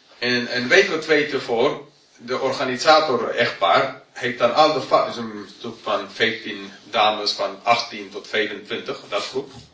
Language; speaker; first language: Dutch; non-native, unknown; English